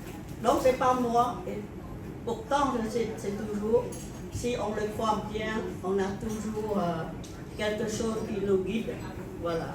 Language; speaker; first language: French; non-native, fluent; Khmer